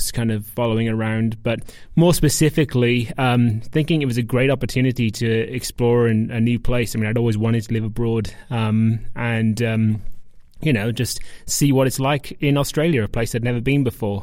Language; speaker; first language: English; native; English